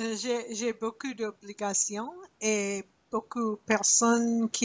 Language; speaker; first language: French; non-native, learner; English